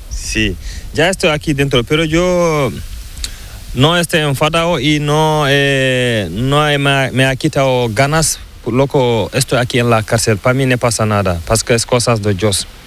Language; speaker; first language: Spanish; non-native, learner; Fula